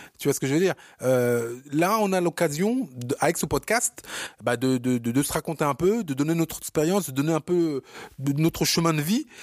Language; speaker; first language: French; early bilingual, other home language; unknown